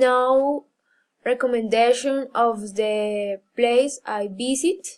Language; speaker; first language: English; non-native, learner; Spanish